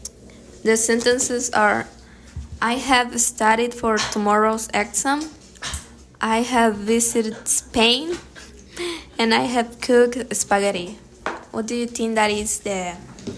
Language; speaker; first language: English; non-native, learner; Spanish